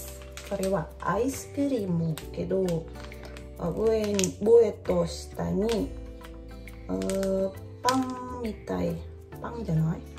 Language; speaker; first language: Japanese; non-native, learner; Indonesian